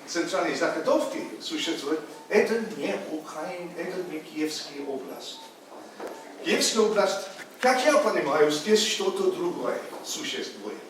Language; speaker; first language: Russian; non-native, learner; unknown